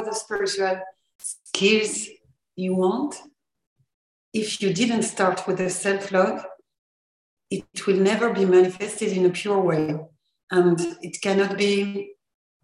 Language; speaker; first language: English; non-native, fluent; French